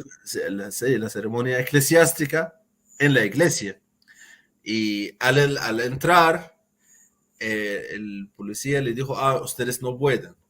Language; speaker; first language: Spanish; non-native, fluent; Arabic